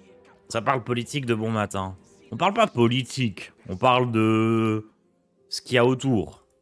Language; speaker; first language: French; native; French